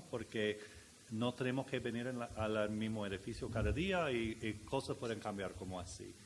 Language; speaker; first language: Spanish; non-native, learner; English